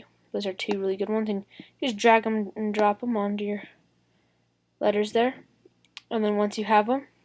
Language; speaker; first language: English; native; English